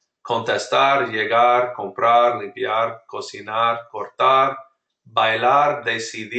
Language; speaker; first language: Spanish; non-native, fluent; English